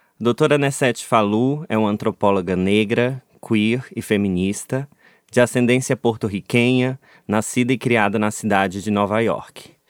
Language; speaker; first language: Portuguese; native; Portuguese